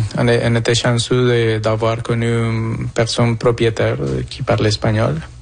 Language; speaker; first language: French; non-native, fluent; Spanish